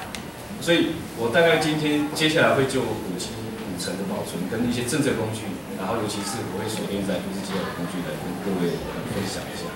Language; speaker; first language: Chinese; native; Chinese